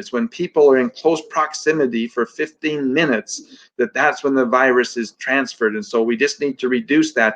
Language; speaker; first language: English; native; English